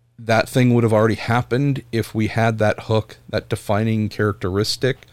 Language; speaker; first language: English; native; English